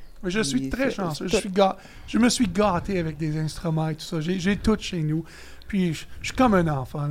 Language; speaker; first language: French; native; French